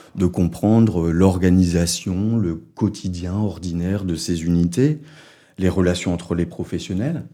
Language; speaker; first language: French; native; French